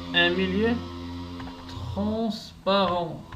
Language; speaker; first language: French; non-native, local second language; Arabic